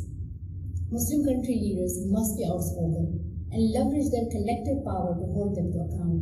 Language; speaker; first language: English; non-native, local second language; Pashto